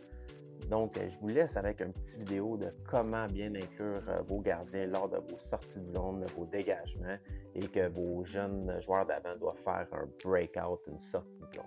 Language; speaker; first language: French; native; French